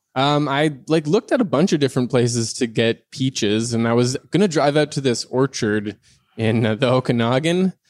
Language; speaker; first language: English; non-native, fluent; French